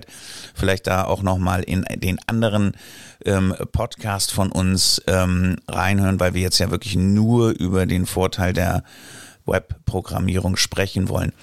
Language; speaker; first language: German; native; German